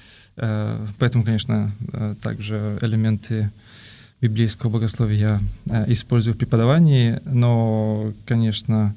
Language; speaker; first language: Russian; native; Russian